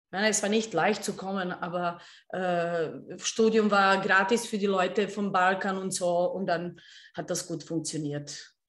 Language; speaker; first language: German; non-native, fluent; Serbian